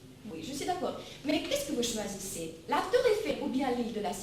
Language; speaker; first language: French; non-native, fluent; Russian